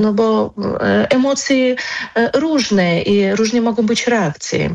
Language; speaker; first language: Polish; non-native, fluent; Ukrainian